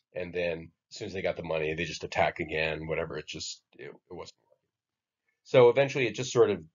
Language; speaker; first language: English; native; English